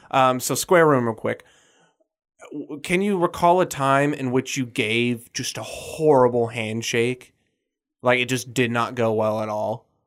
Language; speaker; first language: English; native; English